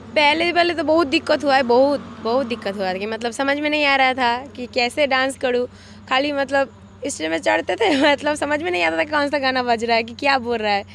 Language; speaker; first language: Hindi; non-native, local second language; Bangla